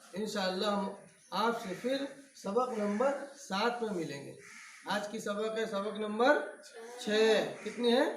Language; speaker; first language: Hindi; native; Hindi